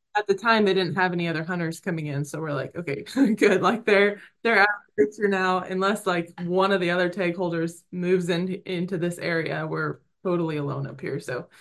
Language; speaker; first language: English; native; English